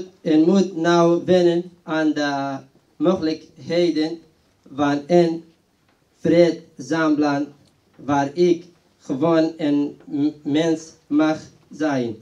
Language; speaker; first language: Dutch; non-native, learner; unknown